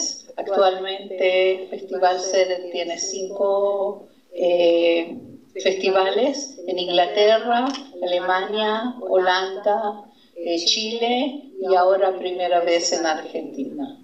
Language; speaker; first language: Spanish; non-native, fluent; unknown